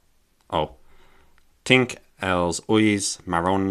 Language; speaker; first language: Catalan; non-native, learner; English